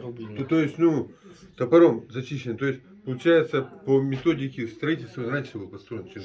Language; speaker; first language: Russian; native; Russian